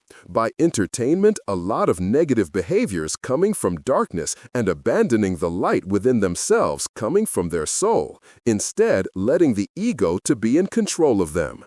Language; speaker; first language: English; non-native, fluent; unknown